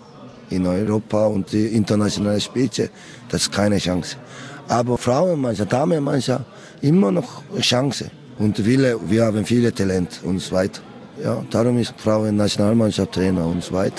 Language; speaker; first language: German; non-native, learner; Korean